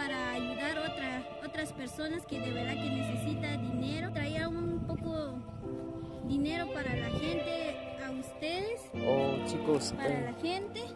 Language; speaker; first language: Spanish; non-native, local second language; Kʼicheʼ